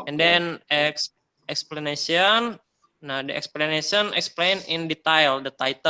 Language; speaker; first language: English; non-native, learner; Indonesian